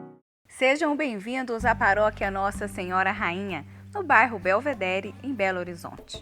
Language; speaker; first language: Portuguese; native; Portuguese